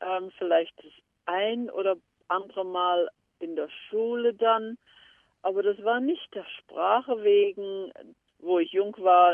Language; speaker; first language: German; early bilingual, heritage; German